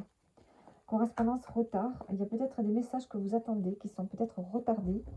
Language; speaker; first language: French; native; French